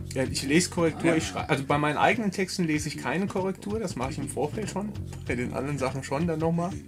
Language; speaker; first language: German; native; German